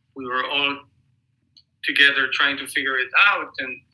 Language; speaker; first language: English; non-native, fluent; Hebrew